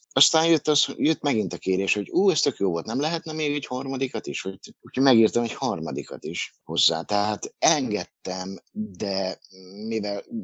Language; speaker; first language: Hungarian; native; Hungarian